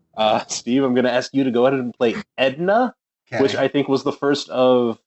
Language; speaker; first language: English; native; English